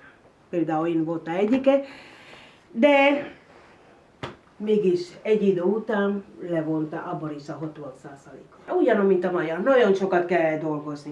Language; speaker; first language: Hungarian; non-native, learner; Spanish